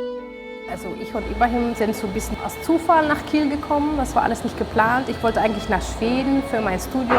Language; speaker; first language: German; non-native, fluent; Dutch